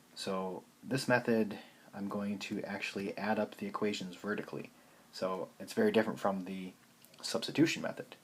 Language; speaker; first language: English; native; English